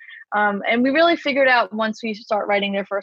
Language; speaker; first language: English; native; English